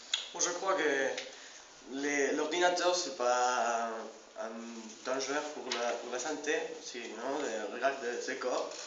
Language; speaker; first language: French; non-native, learner; Spanish